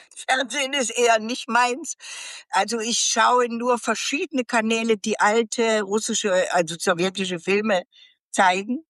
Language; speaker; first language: German; native; German